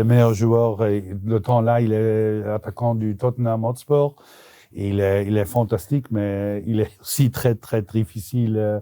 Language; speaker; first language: French; non-native, local second language; Dutch